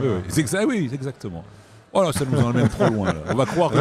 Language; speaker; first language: French; native; French